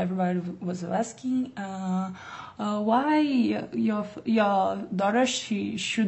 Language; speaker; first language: English; non-native, learner; Portuguese